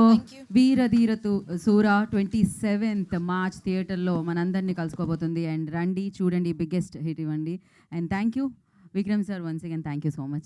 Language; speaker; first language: Telugu; native; Telugu